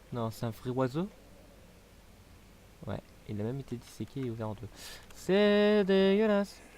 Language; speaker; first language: French; native; French